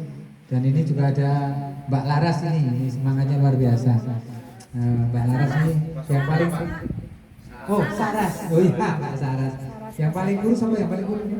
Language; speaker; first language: Indonesian; non-native, local second language; Javanese